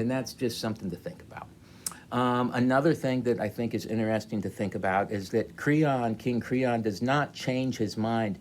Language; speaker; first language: English; native; English